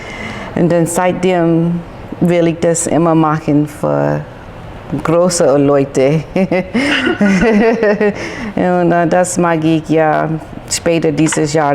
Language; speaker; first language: German; non-native, learner; English